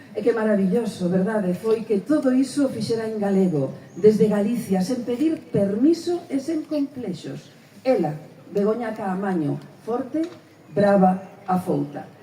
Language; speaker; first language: Galician; early bilingual, heritage; Spanish